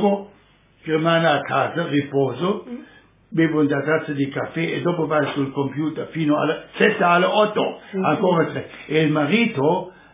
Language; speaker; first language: Italian; non-native, learner; German